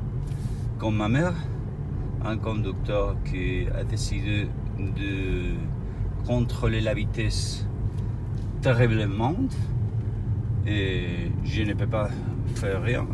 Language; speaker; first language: French; non-native, learner; Spanish